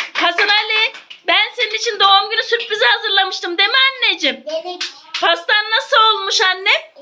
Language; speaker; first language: Turkish; native; Turkish